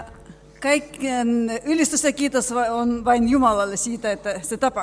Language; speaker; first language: Finnish; non-native, fluent; Russian